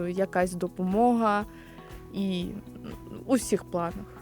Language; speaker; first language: Ukrainian; native; Ukrainian